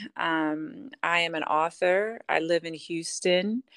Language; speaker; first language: English; native; English